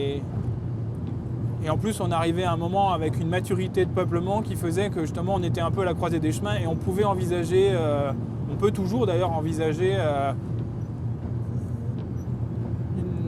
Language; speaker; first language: French; native; French